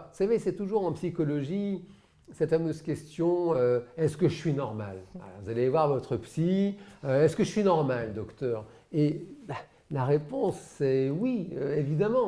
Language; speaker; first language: French; native; French